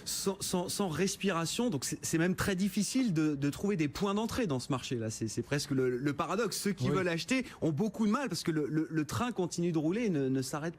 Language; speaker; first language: French; native; French